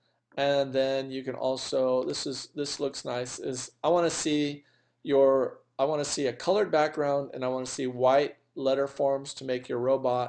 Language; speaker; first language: English; native; English